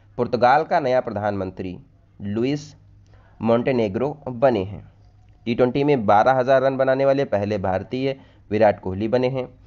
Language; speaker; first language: Hindi; native; Hindi